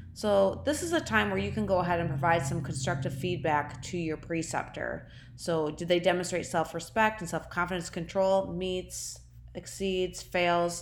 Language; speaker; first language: English; native; English